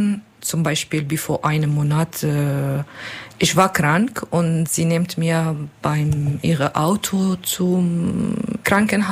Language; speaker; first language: German; non-native, learner; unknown